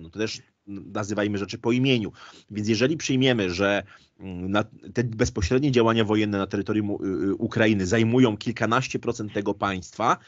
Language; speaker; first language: Polish; native; Polish